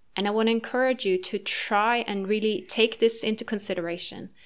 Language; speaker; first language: English; non-native, fluent; Norwegian